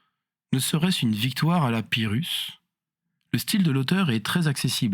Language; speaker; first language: French; native; French